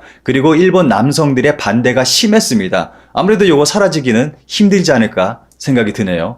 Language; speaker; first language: Korean; native; Korean